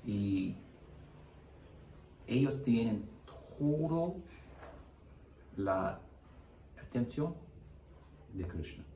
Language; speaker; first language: Spanish; non-native, learner; English